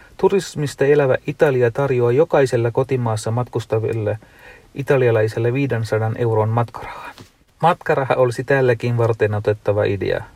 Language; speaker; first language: Finnish; non-native, fluent; Tamil